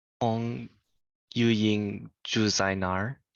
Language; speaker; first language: Chinese; non-native, learner; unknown